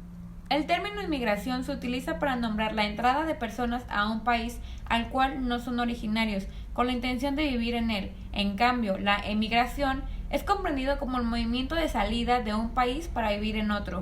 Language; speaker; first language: Spanish; native; Spanish